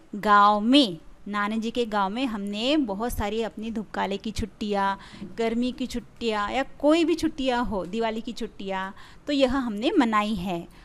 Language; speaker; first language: Hindi; non-native, local second language; Marathi